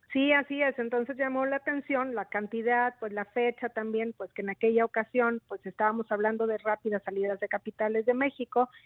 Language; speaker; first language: Spanish; native; Spanish